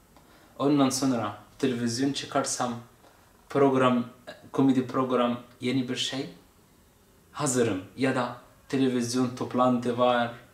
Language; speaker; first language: Turkish; non-native, fluent; Arabic